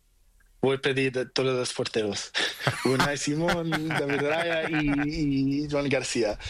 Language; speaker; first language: Spanish; non-native, learner; Portuguese